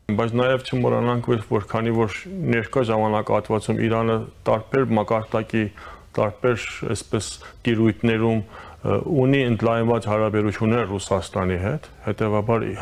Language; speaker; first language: Armenian; early bilingual, heritage; Armenian